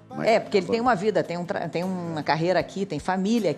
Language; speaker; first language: Portuguese; native; Portuguese